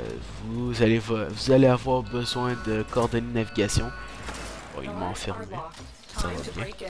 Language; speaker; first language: French; native; French